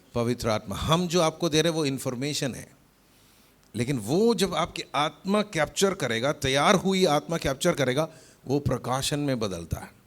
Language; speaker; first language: Hindi; non-native, local second language; Malayalam